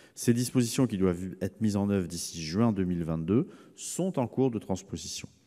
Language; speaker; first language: French; native; French